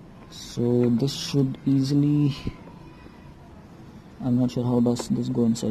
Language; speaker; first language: English; non-native, local second language; Gujarati